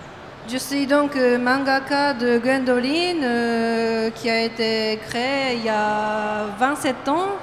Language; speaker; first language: French; non-native, fluent; Japanese